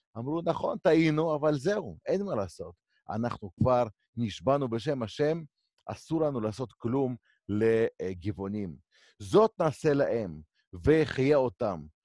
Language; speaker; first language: Hebrew; native; Hebrew